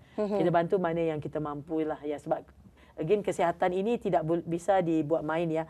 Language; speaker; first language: Malay; native; Malay